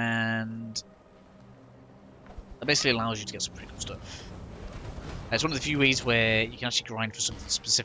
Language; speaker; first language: English; native; English